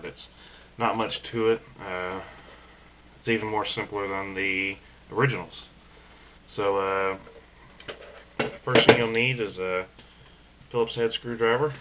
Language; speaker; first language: English; native; English